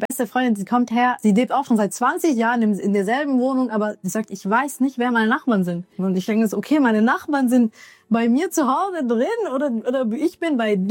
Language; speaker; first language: German; early bilingual, other home language; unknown